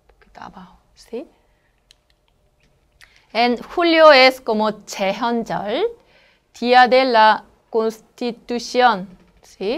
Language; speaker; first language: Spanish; non-native, learner; Korean